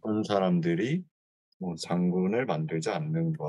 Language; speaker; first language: Korean; native; Korean